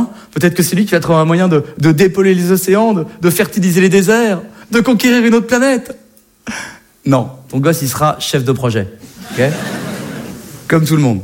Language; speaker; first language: French; native; French